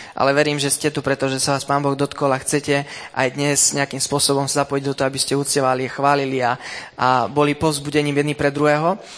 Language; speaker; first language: Slovak; early bilingual, heritage; Slovak